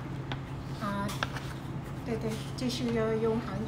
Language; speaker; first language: Chinese; non-native, learner; Vietnamese